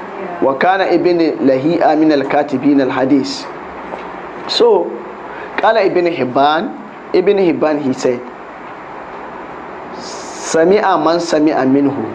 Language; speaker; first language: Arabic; non-native, fluent; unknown